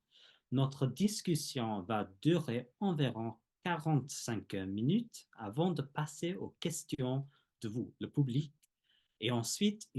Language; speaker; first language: French; non-native, fluent; English